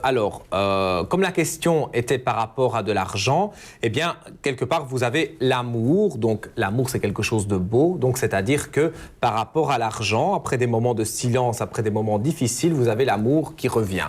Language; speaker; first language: French; native; French